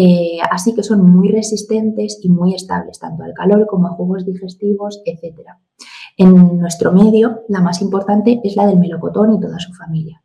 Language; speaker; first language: Spanish; native; Spanish